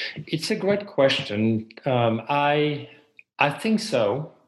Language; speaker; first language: English; non-native, fluent; French